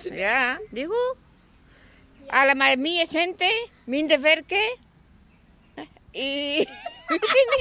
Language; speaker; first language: Dutch; non-native, learner; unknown